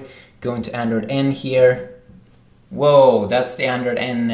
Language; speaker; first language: English; non-native, fluent; Swedish